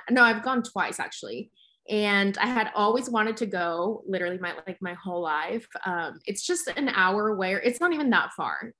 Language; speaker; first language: English; early bilingual, other home language; Spanish